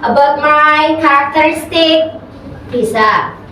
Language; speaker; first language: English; non-native, learner; Indonesian